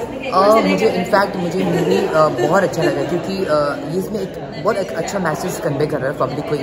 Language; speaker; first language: Hindi; non-native, local second language; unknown